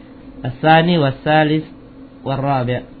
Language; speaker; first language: Arabic; non-native, fluent; Indonesian